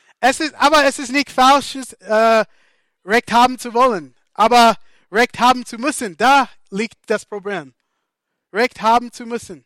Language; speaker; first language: German; non-native, fluent; English